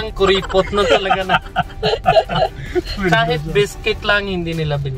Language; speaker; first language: Filipino; non-native, learner; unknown